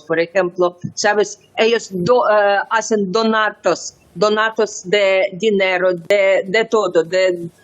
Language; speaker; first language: Spanish; non-native, learner; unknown